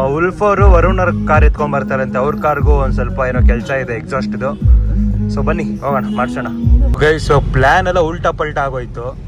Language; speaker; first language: Kannada; native; Kannada